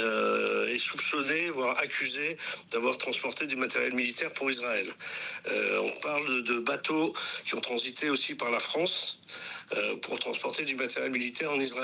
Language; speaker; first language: French; native; French